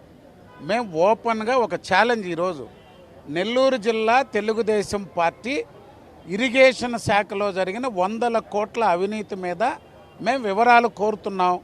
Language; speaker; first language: Telugu; native; Telugu